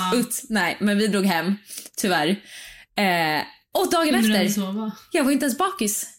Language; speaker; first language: Swedish; native; Swedish